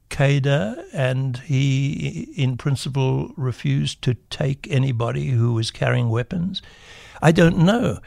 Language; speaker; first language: English; native; English